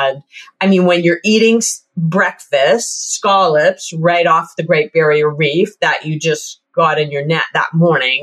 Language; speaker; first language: English; native; English